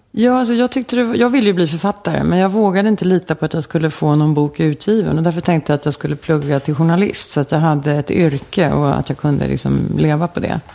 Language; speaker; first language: Swedish; native; Swedish